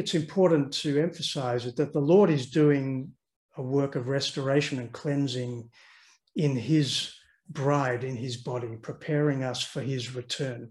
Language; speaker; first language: English; native; English